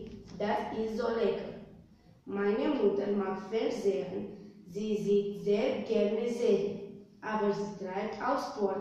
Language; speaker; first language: German; non-native, learner; Romanian